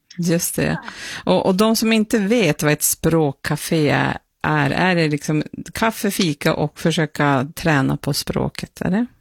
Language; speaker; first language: Swedish; native; Swedish